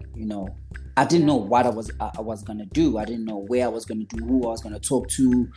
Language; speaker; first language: English; non-native, local second language; Zulu